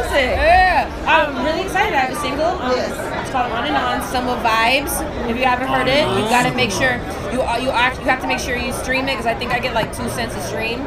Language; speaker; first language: English; native; English